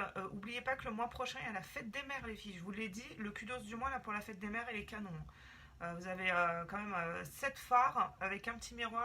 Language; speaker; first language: French; native; French